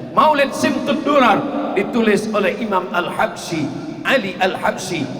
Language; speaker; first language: Malay; native; Malay